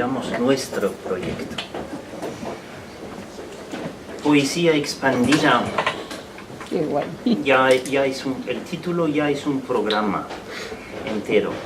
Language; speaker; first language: Spanish; non-native, fluent; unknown